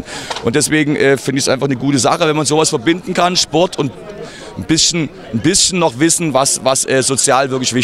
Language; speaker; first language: German; native; German